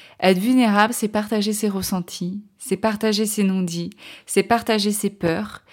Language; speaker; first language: French; native; French